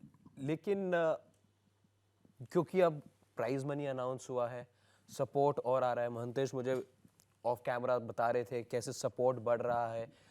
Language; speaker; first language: Hindi; native; Hindi